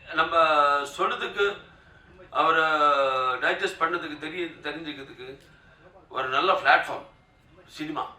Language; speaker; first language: Tamil; non-native, local second language; Telugu